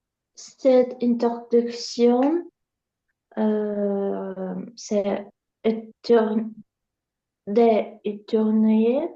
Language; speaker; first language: French; non-native, learner; Russian